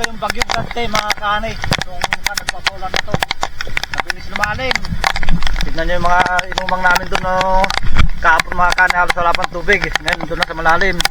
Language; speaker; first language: Filipino; native; Filipino